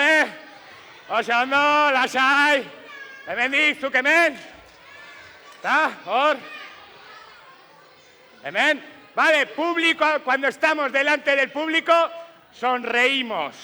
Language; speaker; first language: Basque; non-native, local second language; Spanish